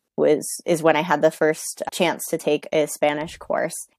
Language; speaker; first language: English; native; English